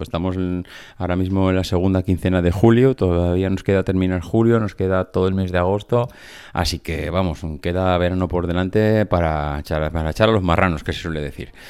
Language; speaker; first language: Spanish; native; Spanish